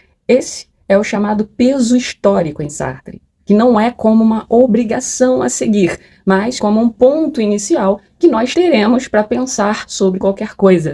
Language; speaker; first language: Portuguese; native; Portuguese